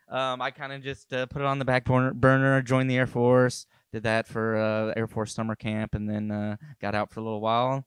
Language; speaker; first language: English; native; English